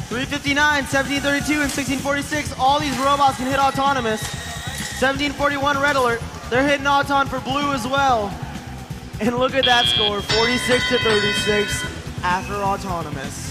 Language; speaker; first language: English; native; English